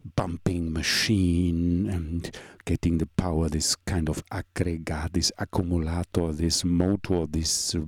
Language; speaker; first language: English; non-native, fluent; German